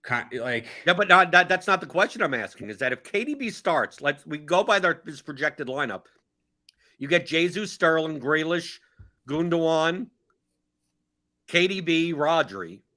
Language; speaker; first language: English; native; English